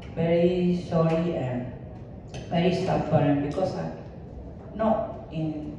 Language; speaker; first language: English; non-native, learner; Burmese